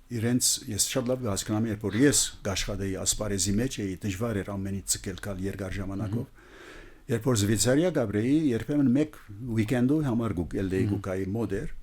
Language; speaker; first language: Armenian; early bilingual, heritage; Armenian